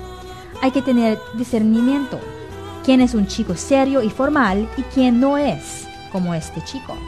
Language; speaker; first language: Spanish; non-native, fluent; Filipino